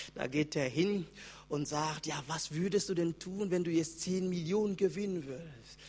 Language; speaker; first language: German; native; German